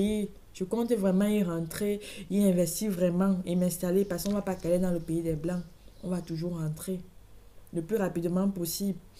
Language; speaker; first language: French; native; French